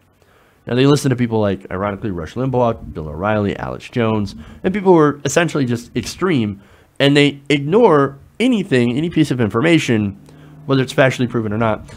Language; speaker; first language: English; native; English